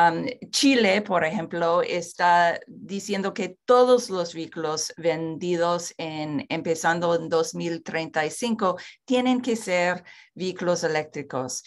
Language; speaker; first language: Spanish; non-native, fluent; English